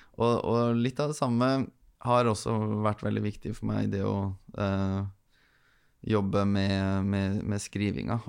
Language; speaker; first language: Norwegian; native; Norwegian